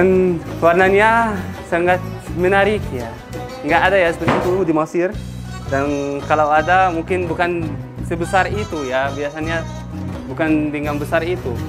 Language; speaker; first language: Indonesian; non-native, learner; Arabic